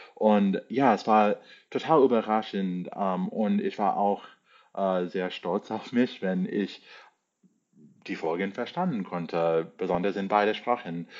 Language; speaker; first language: German; non-native, learner; English